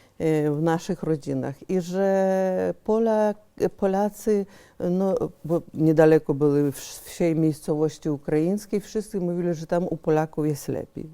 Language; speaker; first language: Polish; early bilingual, heritage; Polish